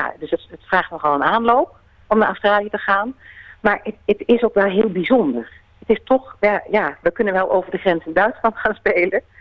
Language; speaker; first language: Dutch; native; Dutch